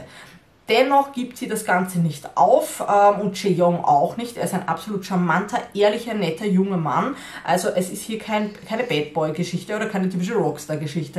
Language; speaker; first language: German; native; German